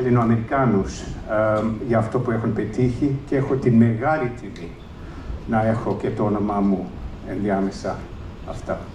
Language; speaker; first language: Greek; early bilingual, heritage; English